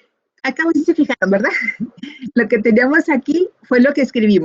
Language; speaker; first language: Spanish; native; Spanish